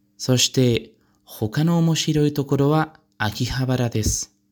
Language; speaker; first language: Japanese; non-native, learner; Spanish